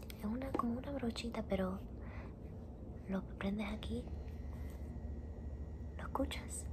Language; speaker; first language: Spanish; early bilingual, heritage; Spanish